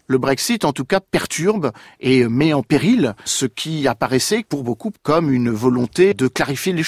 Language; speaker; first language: French; native; French